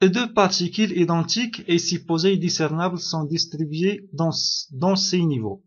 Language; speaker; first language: French; non-native, local second language; Arabic